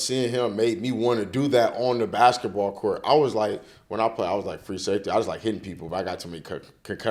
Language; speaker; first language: English; native; English